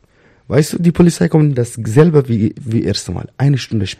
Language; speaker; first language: German; non-native, learner; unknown